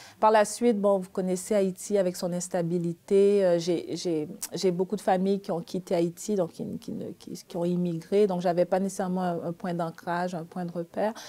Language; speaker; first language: French; early bilingual, other home language; Haitian Creole